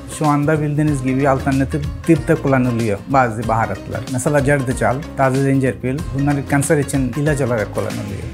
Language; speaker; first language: Turkish; non-native, fluent; Bangla